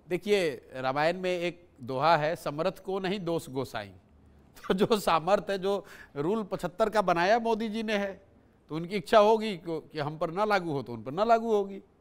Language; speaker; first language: Hindi; native; Hindi